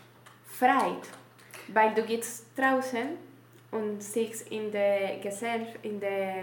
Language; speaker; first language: German; non-native, learner; Spanish